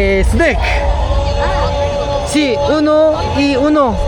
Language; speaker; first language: Spanish; non-native, learner; Korean